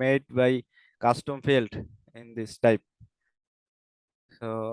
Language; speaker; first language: English; non-native, learner; Bangla